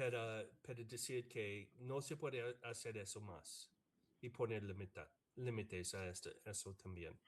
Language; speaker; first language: Spanish; non-native, fluent; English